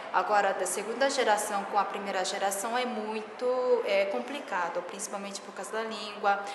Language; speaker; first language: Portuguese; non-native, fluent; Korean